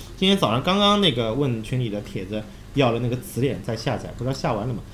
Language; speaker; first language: Chinese; native; Chinese